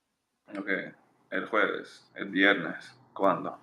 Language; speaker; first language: Spanish; non-native, learner; English